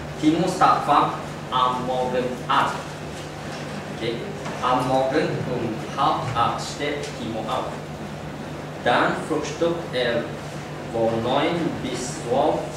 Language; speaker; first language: German; non-native, learner; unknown